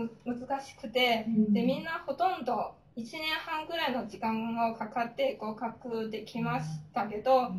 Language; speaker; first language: Japanese; non-native, fluent; Chinese